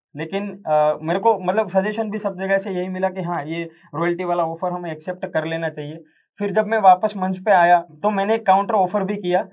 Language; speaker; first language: Hindi; non-native, local second language; Gujarati